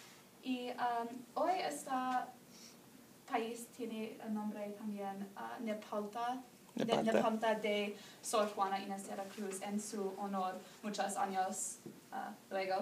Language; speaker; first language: Spanish; non-native, learner; English